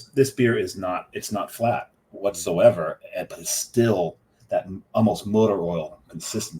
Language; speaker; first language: English; native; English